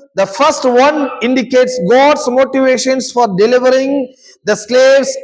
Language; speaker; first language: English; non-native, local second language; Telugu